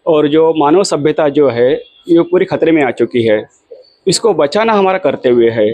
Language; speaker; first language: Hindi; non-native, local second language; Marathi